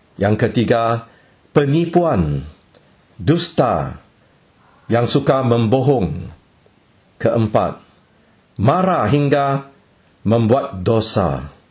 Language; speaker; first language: Malay; non-native, local second language; Chinese